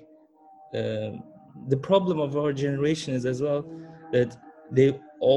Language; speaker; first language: English; early bilingual, other home language; German